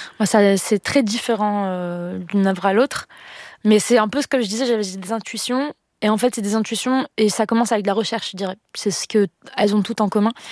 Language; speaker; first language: French; non-native, local second language; Arabic